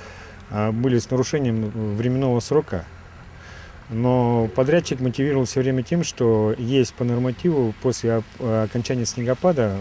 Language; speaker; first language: Russian; native; Russian